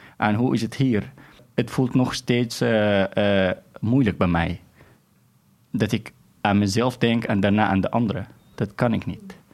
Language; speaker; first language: Dutch; non-native, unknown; Arabic